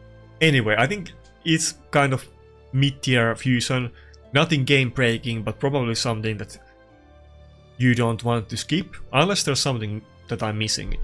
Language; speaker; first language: English; non-native, fluent; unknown